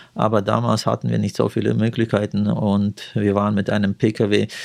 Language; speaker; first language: German; early bilingual, heritage; Russian